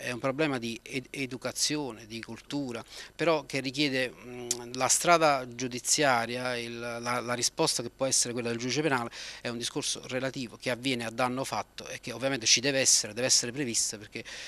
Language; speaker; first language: Italian; native; Italian